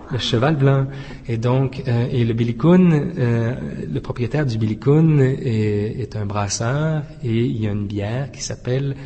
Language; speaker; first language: French; native; French